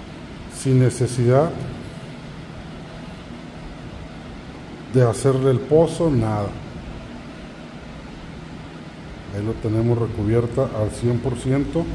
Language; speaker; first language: Spanish; native; Spanish